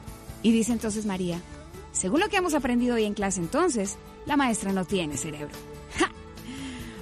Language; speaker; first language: Spanish; native; Spanish